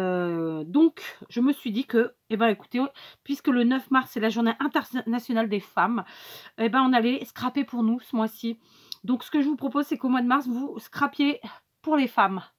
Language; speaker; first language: French; native; French